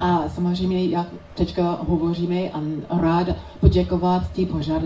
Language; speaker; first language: Czech; non-native, learner; English